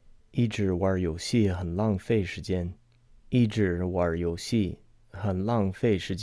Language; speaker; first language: Chinese; non-native, fluent; English